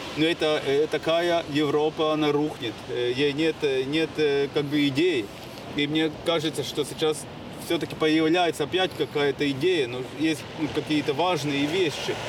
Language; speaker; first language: Russian; non-native, local second language; Latvian